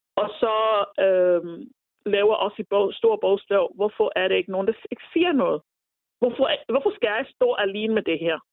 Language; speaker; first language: Danish; non-native, fluent; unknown